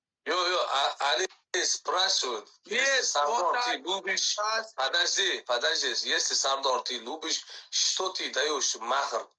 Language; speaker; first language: Russian; non-native, learner; Uzbek